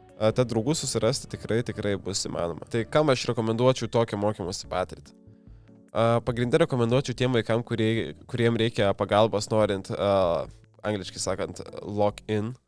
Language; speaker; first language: Lithuanian; native; Lithuanian